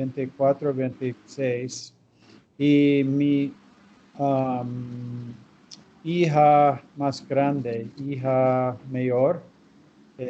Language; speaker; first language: Spanish; non-native, learner; English